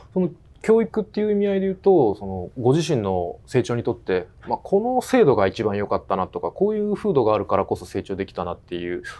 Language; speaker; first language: Japanese; native; Japanese